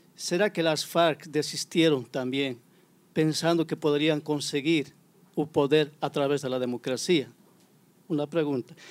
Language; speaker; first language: Spanish; native; Spanish